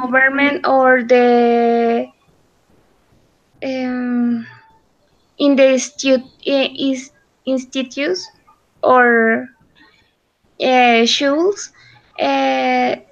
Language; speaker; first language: English; non-native, learner; Spanish